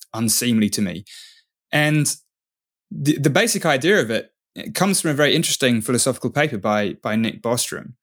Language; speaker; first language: English; native; English